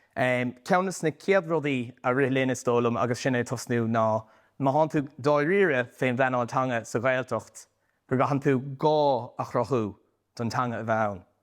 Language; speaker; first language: Irish; native; Irish